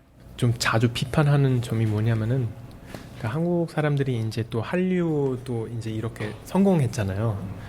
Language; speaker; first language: Korean; early bilingual, heritage; Korean